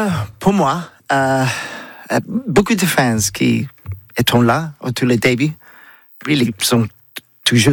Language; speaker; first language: French; non-native, learner; English